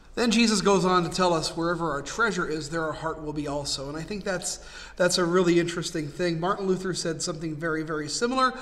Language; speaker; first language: English; native; English